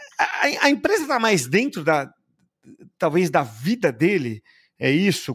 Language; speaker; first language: Portuguese; native; Portuguese